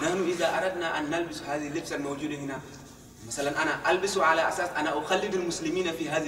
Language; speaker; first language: Arabic; non-native, fluent; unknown